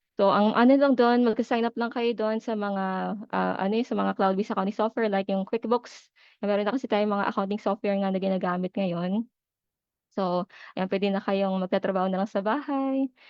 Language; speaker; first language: Filipino; native; Filipino